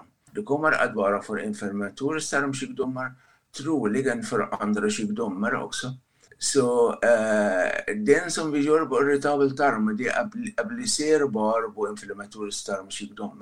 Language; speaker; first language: Swedish; non-native, fluent; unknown